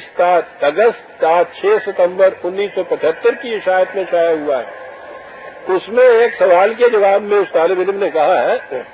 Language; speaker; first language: Urdu; native; Urdu